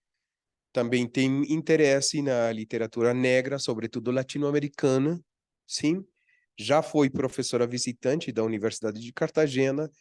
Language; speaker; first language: Portuguese; non-native, fluent; Spanish